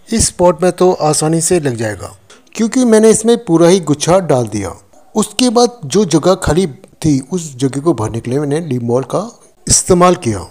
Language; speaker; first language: Hindi; non-native, local second language; Nepali